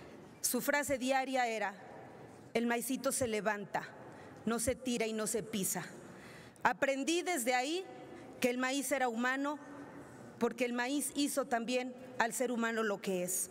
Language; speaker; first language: Spanish; native; Spanish